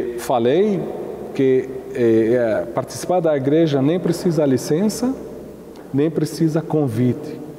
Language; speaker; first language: Portuguese; non-native, fluent; Arabic